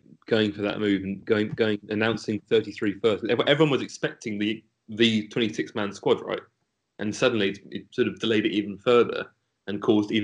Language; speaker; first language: English; native; English